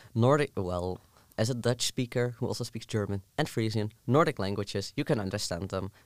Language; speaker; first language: English; non-native, fluent; Dutch